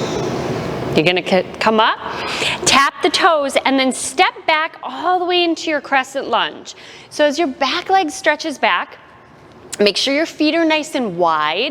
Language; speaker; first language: English; native; English